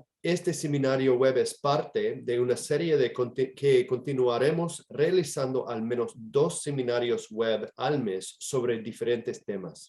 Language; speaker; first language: Spanish; non-native, fluent; English